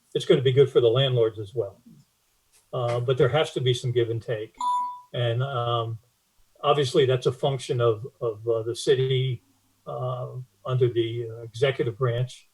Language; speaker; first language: English; native; English